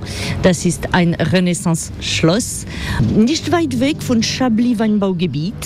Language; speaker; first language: German; non-native, fluent; French